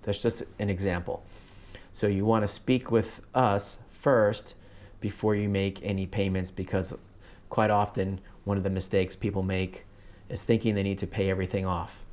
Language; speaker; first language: English; native; English